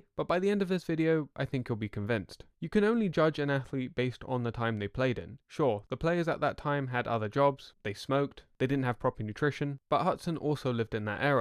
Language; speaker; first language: English; native; English